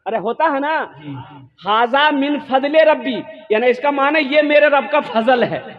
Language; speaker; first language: Hindi; non-native, local second language; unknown